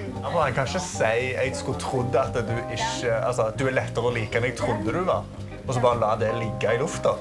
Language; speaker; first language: Norwegian; native; Norwegian